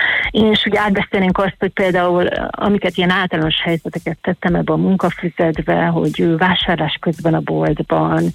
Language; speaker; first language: Hungarian; native; Hungarian